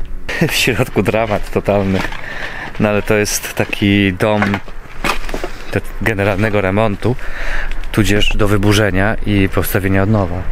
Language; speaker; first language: Polish; native; Polish